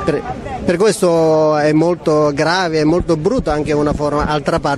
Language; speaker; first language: Italian; non-native, fluent; Tibetan